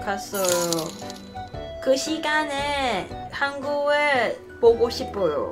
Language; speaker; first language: Korean; non-native, learner; Cantonese